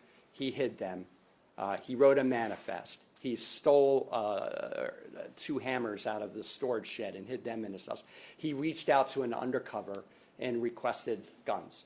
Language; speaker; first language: English; native; English